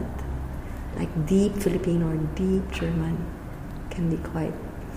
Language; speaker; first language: English; native; English